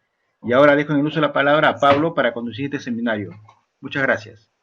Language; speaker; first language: Spanish; native; Spanish